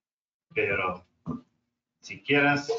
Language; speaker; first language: Spanish; non-native, fluent; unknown